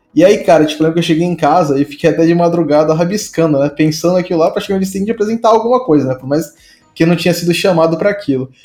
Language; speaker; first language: Portuguese; native; Portuguese